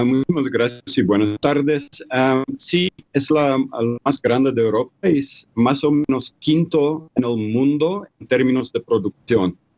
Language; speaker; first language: Spanish; non-native, fluent; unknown